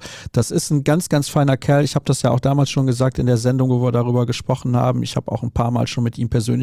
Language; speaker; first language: German; native; German